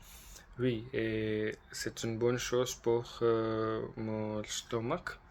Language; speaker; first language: French; non-native, learner; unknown